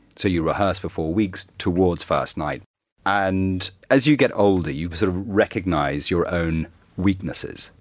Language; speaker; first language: English; native; English